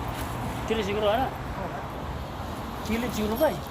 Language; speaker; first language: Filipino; non-native, local second language; Cebuano